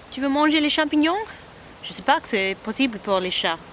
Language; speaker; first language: French; non-native, learner; English